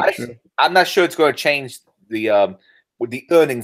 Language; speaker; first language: English; native; English